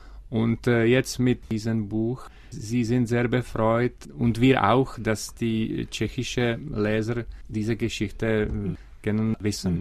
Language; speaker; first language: German; non-native, learner; Czech